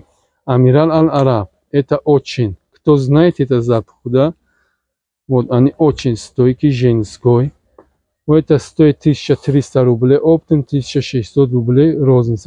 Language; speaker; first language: Russian; non-native, learner; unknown